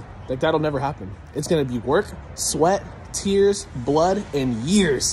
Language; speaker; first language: English; native; English